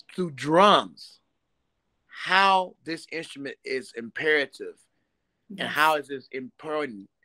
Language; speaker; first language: English; native; English